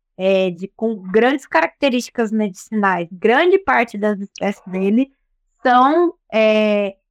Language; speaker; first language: Portuguese; native; Portuguese